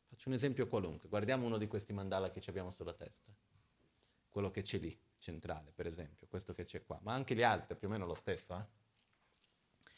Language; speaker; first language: Italian; non-native, fluent; Portuguese